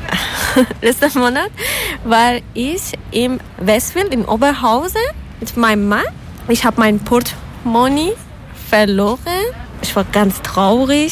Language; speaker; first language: German; non-native, learner; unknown